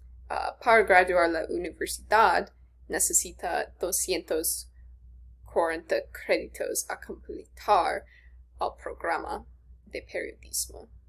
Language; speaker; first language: Spanish; non-native, learner; English